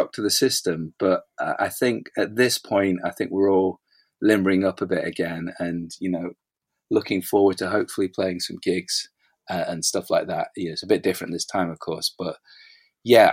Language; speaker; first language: English; native; English